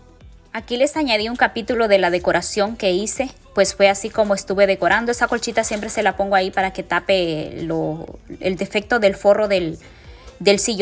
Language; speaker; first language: Spanish; native; Spanish